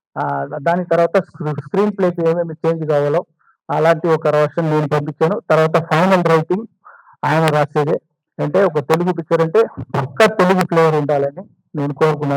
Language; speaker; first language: Telugu; non-native, fluent; Tamil